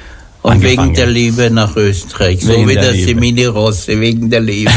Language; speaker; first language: German; native; German